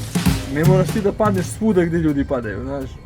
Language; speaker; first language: Croatian; native; Croatian